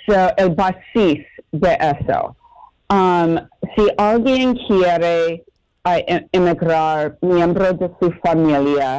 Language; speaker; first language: Spanish; non-native, learner; English